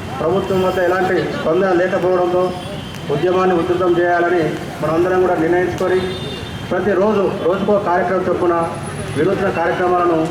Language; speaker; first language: Telugu; native; Telugu